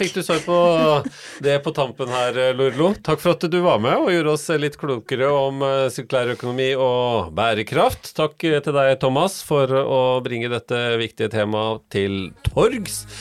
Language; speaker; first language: Norwegian; native; Norwegian